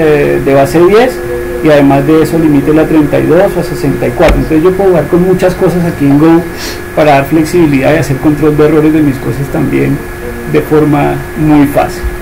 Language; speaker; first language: Spanish; native; Spanish